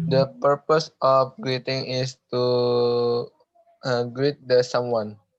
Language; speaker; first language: English; non-native, learner; Indonesian